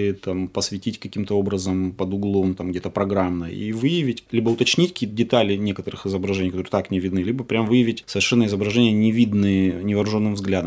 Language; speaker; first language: Russian; native; Russian